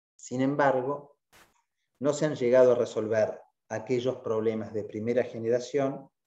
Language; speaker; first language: Spanish; native; Spanish